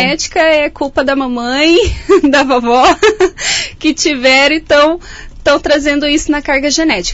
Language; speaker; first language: Portuguese; native; Portuguese